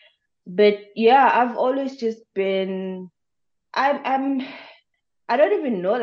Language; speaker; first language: English; non-native, local second language; Tsonga